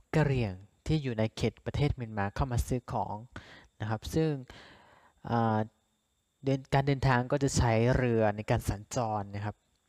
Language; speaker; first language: Thai; non-native, local second language; S'gaw Karen